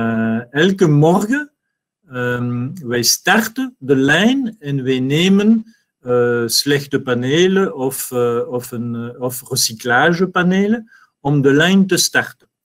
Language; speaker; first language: Dutch; non-native, learner; French